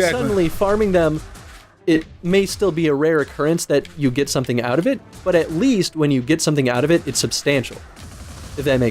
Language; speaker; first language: English; native; English